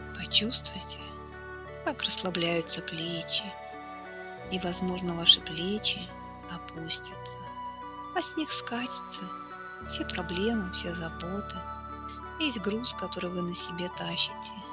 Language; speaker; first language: Russian; native; Russian